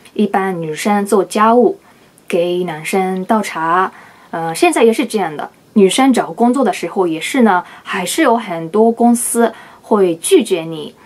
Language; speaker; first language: Chinese; non-native, fluent; Japanese